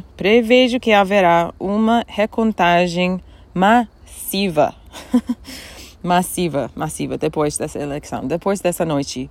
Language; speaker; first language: Portuguese; non-native, fluent; English